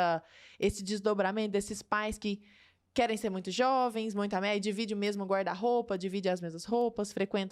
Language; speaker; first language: Portuguese; native; Portuguese